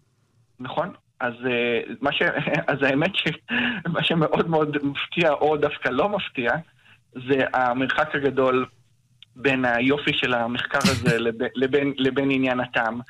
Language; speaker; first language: Hebrew; native; Hebrew